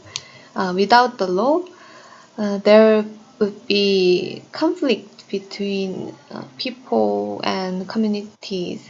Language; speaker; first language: English; non-native, learner; Korean